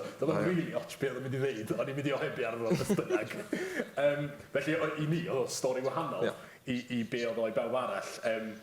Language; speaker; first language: Welsh; native; Welsh